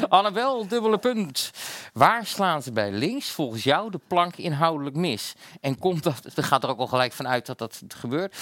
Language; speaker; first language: Dutch; native; Dutch